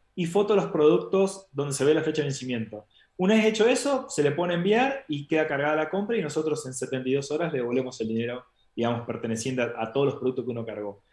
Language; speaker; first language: Spanish; native; Spanish